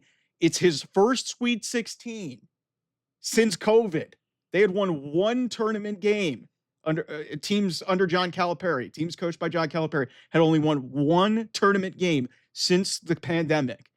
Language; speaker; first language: English; native; English